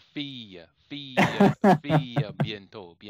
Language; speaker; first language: French; non-native, learner; English